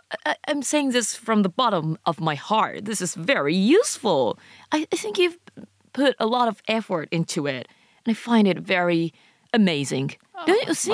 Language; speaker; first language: English; non-native, fluent; Japanese